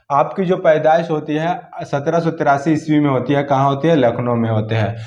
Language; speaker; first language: Urdu; native; Urdu